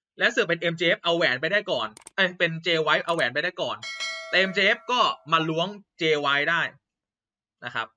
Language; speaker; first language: Thai; native; Thai